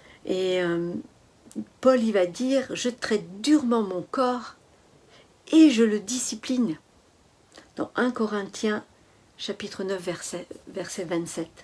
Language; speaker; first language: French; native; French